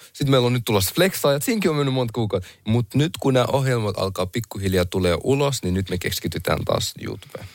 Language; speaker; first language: Finnish; early bilingual, other home language; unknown